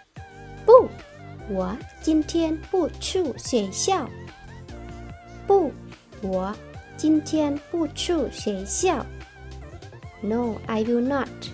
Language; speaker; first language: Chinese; non-native, learner; Lao